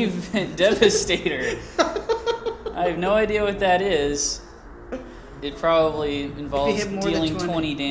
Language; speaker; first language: English; native; English